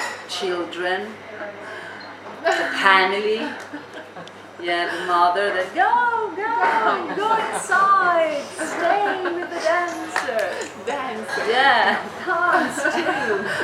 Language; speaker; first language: English; non-native, fluent; Italian